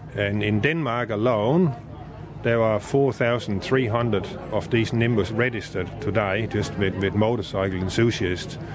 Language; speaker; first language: English; non-native, fluent; Danish